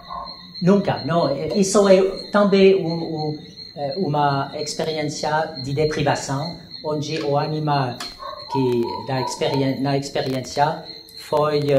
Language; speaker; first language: Portuguese; non-native, learner; French